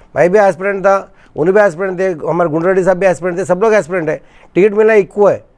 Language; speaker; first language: Hindi; non-native, local second language; Kannada